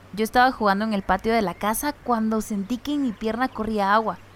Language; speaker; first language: Spanish; non-native, local second language; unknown